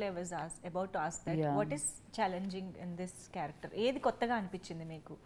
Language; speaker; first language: Telugu; native; Telugu